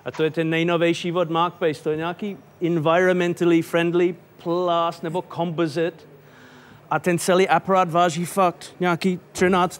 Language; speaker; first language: Czech; non-native, fluent; English